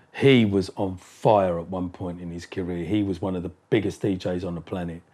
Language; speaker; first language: English; native; English